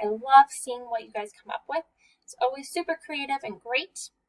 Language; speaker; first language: English; native; English